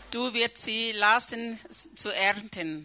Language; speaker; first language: German; non-native, learner; Thai